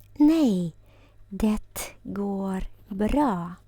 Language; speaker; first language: Swedish; non-native, fluent; Ukrainian